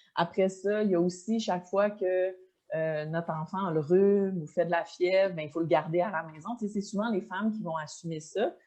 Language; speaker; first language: French; native; French